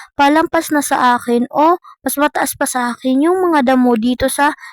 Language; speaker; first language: Filipino; non-native, local second language; Bikol